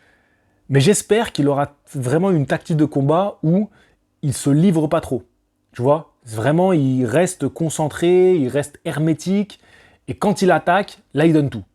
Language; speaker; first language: French; native; French